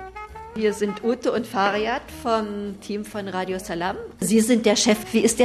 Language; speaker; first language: German; native; German